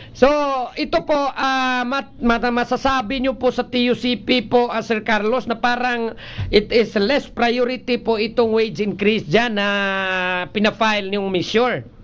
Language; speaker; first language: Filipino; non-native, local second language; Cebuano